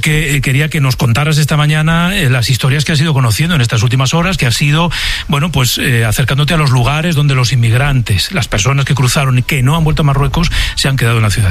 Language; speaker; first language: Spanish; native; Spanish